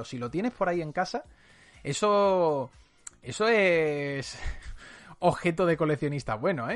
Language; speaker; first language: Spanish; native; Spanish